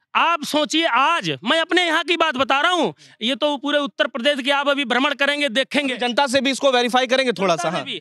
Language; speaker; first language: Hindi; native; Hindi